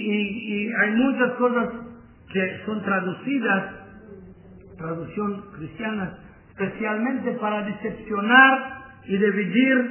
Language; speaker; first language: Spanish; non-native, learner; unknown